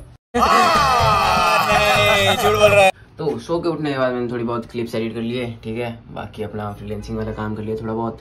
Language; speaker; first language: Hindi; native; Hindi